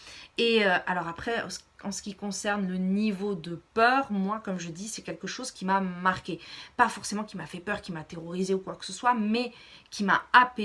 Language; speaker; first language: French; native; French